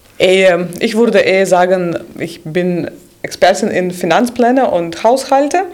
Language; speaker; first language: German; non-native, fluent; Russian